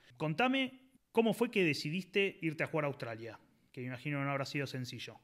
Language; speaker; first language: Spanish; native; Spanish